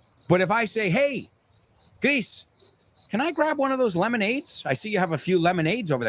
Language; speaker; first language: English; native; English